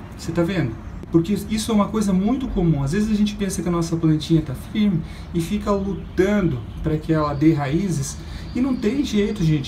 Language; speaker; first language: Portuguese; native; Portuguese